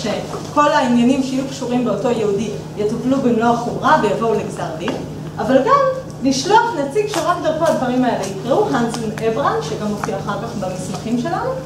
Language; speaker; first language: Hebrew; native; Hebrew